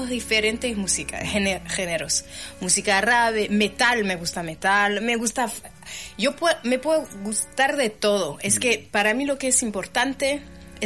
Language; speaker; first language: Spanish; non-native, fluent; French